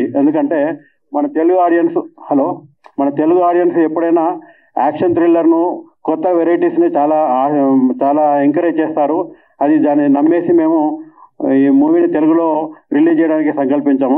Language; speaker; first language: Telugu; native; Telugu